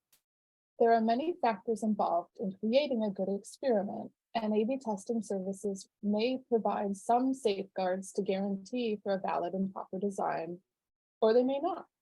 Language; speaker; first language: English; native; English